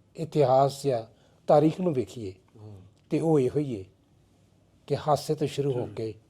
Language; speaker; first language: Punjabi; native; Punjabi